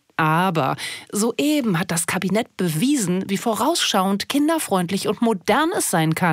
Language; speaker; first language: German; native; German